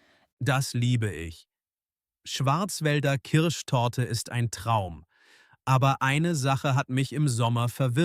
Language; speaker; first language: German; non-native, fluent; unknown